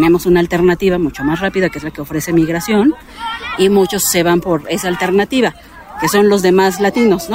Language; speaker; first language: Spanish; native; Spanish